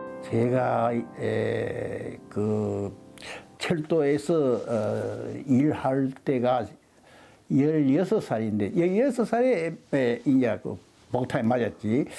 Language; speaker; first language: Korean; early bilingual, heritage; Korean